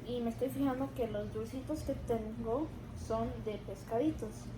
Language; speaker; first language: Spanish; early bilingual, other home language; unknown